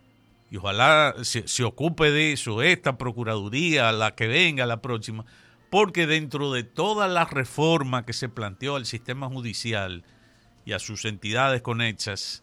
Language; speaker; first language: Spanish; native; Spanish